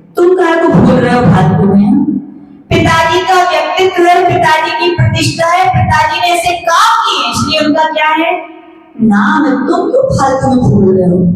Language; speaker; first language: Hindi; native; Hindi